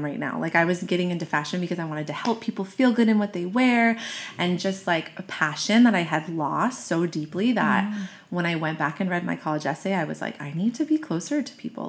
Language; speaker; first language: English; native; English